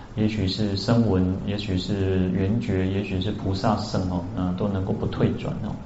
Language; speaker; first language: Chinese; native; Chinese